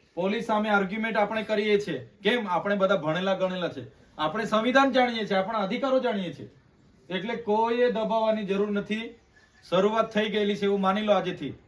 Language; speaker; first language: Gujarati; native; Gujarati